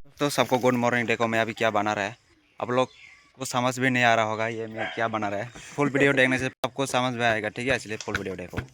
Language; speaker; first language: Hindi; non-native, local second language; Kok Borok